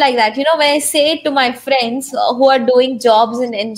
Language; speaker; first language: English; non-native, local second language; Hindi